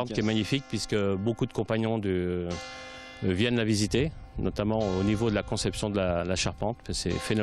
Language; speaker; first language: French; native; French